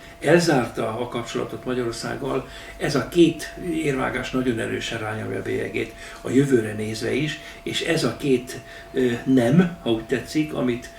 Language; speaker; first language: Hungarian; native; Hungarian